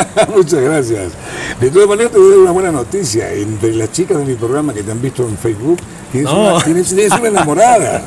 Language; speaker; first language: Spanish; native; Spanish